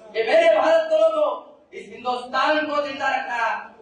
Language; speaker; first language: Hindi; non-native, local second language; Marathi